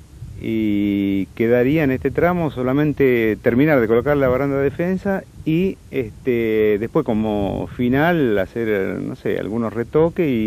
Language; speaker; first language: Spanish; native; Spanish